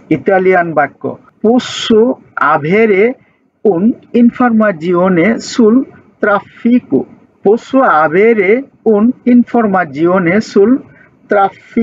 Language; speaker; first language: Italian; non-native, fluent; Bangla